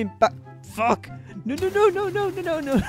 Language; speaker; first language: English; native; English